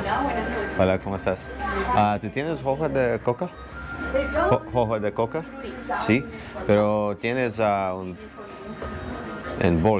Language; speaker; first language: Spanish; non-native, learner; English